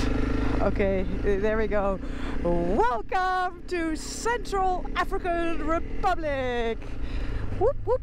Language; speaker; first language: English; non-native, fluent; Dutch